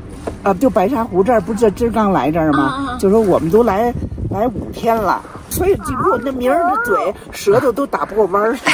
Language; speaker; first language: Chinese; native; Chinese